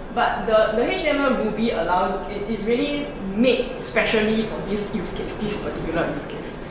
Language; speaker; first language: English; non-native, local second language; Min Nan Chinese